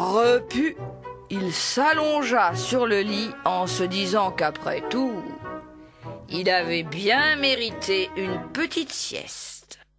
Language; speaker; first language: French; native; French